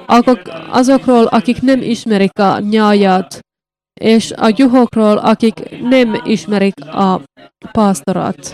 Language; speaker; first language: Hungarian; non-native, learner; Finnish